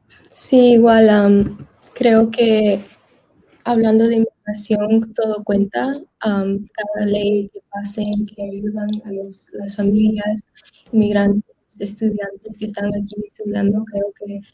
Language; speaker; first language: Spanish; early bilingual, heritage; Spanish